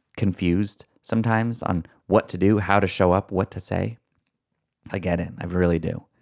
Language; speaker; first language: English; native; English